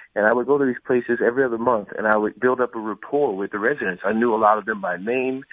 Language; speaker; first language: English; native; English